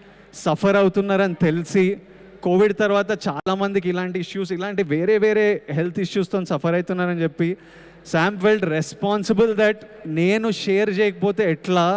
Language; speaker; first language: Telugu; native; Telugu